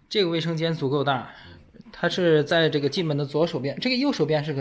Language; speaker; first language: Chinese; native; Chinese